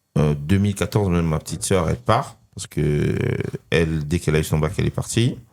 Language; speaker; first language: French; non-native, local second language; Lingala